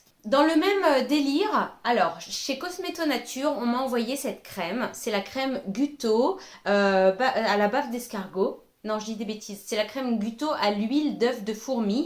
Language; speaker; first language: French; native; French